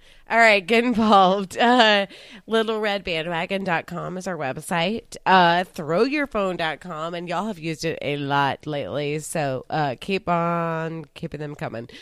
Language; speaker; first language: English; native; English